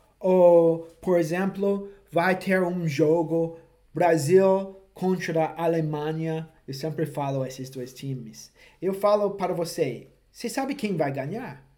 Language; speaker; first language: Portuguese; non-native, fluent; English